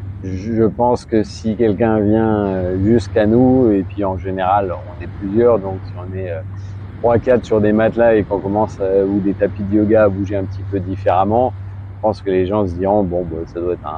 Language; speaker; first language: French; native; French